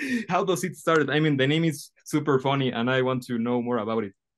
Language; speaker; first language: English; non-native, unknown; Spanish